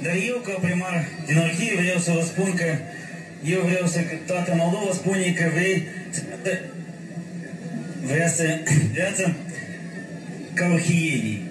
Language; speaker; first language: Romanian; non-native, local second language; Russian